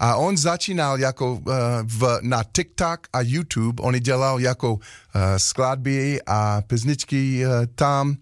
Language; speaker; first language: Czech; non-native, learner; English